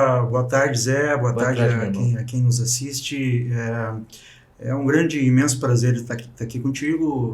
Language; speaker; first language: Portuguese; native; Portuguese